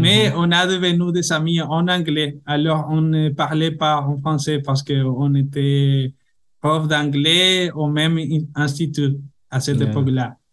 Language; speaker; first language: French; non-native, learner; Spanish